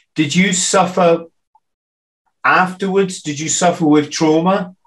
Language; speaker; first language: English; non-native, fluent; German